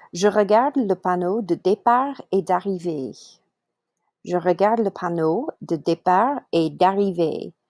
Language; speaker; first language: French; non-native, fluent; English